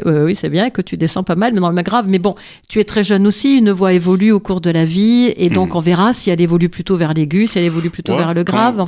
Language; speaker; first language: French; native; French